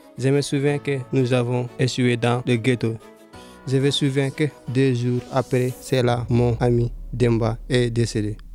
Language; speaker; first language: French; non-native, local second language; Soninke